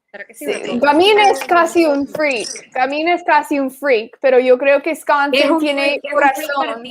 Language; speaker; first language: Spanish; non-native, fluent; English